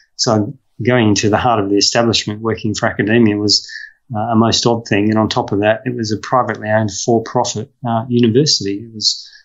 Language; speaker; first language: English; native; English